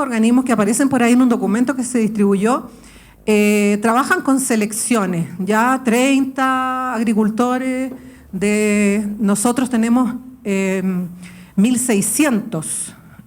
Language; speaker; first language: Spanish; native; Spanish